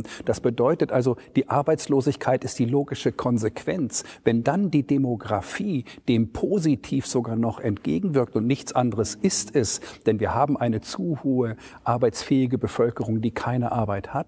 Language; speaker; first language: German; native; German